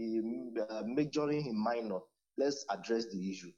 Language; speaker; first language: English; non-native, local second language; Yoruba